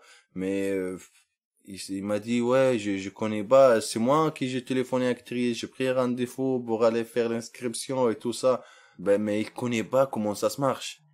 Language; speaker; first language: French; non-native, learner; Arabic